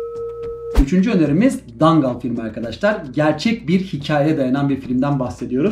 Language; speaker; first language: Turkish; native; Turkish